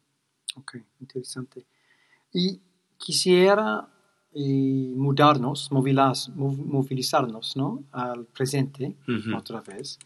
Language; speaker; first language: Spanish; non-native, fluent; English